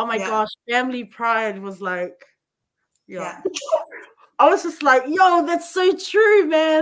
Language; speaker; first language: English; native; English